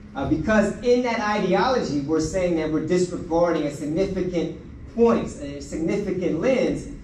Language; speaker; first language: English; native; English